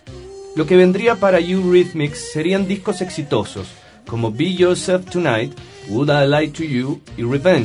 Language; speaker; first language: Spanish; native; Spanish